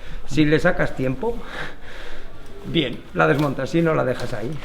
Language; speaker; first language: Spanish; native; Spanish